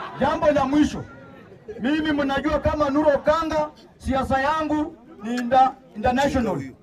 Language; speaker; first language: Swahili; non-native, local second language; Luyia